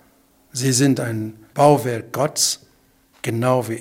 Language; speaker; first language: German; non-native, fluent; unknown